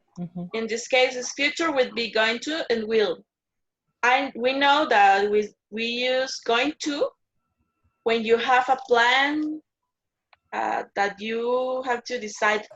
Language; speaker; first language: English; non-native, learner; Spanish